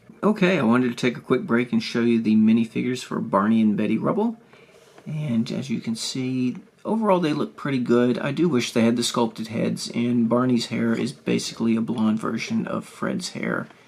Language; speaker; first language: English; native; English